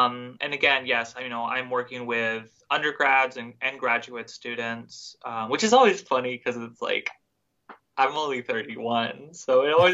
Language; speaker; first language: English; native; English